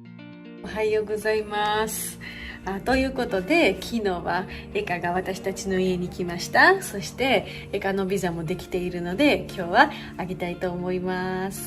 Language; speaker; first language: Japanese; non-native, learner; Georgian